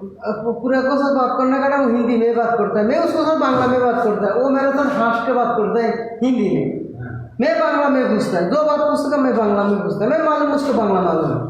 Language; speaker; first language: Hindi; non-native, learner; Bangla